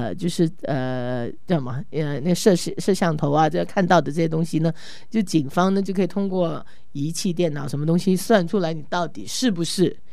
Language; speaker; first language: Chinese; native; Chinese